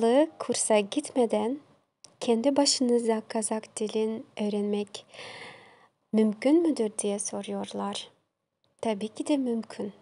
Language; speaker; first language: Turkish; non-native, learner; Kazakh